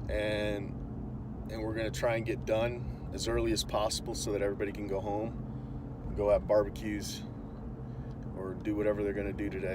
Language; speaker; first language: English; native; English